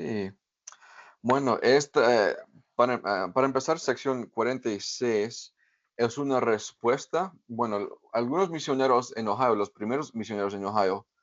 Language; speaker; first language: Spanish; non-native, fluent; English